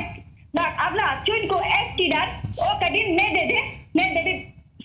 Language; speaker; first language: Turkish; non-native, learner; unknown